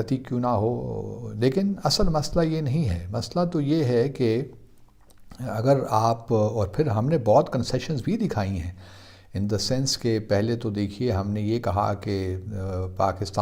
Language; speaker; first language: Urdu; native; Urdu